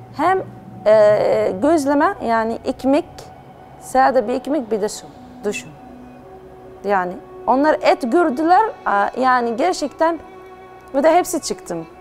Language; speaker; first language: Turkish; non-native, learner; Arabic